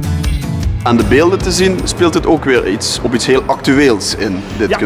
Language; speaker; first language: Dutch; native; Dutch